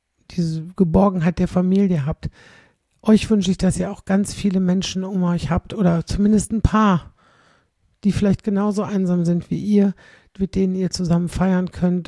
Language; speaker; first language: German; native; German